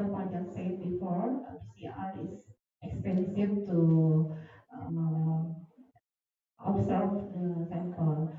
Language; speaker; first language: English; non-native, learner; Indonesian